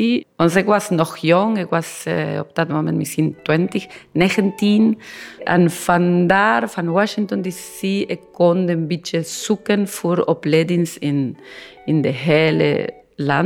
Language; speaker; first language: Dutch; non-native, learner; Spanish